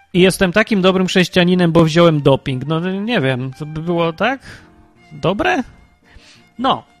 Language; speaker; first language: Polish; early bilingual, heritage; Polish